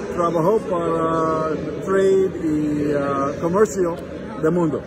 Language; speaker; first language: Spanish; non-native, learner; English